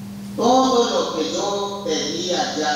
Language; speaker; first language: Spanish; non-native, local second language; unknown